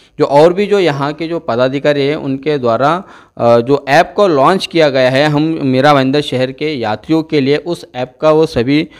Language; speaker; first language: Hindi; native; Hindi